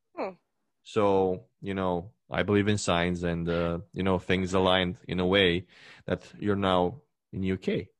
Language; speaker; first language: English; non-native, fluent; Romanian